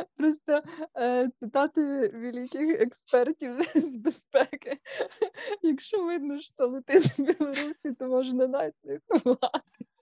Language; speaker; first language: Ukrainian; non-native, local second language; Russian